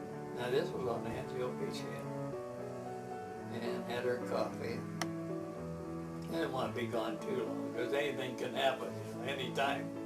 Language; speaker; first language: English; native; English